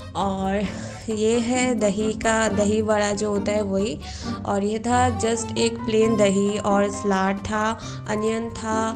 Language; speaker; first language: Hindi; non-native, local second language; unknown